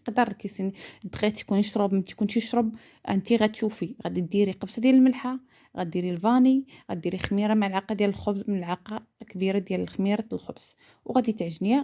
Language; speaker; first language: Arabic; native; Arabic